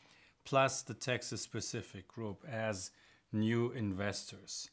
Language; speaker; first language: English; non-native, fluent; German